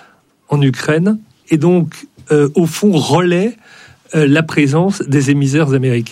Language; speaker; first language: French; native; French